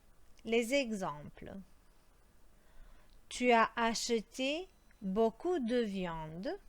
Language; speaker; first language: French; non-native, fluent; Croatian